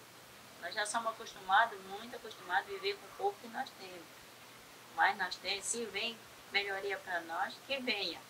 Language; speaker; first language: Portuguese; native; Portuguese